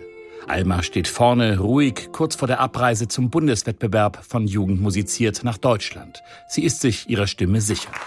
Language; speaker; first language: German; native; German